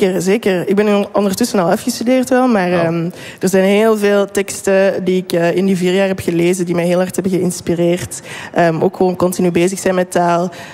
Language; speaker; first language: Dutch; native; Dutch